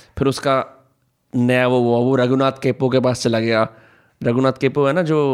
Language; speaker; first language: Hindi; native; Hindi